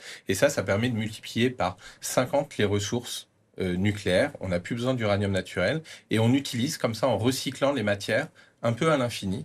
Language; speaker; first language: French; native; French